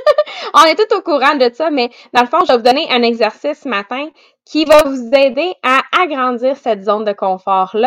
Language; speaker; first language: French; native; French